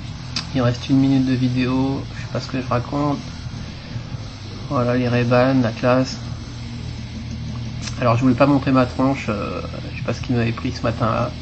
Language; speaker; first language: French; native; French